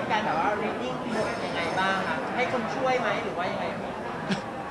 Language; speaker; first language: Thai; native; Thai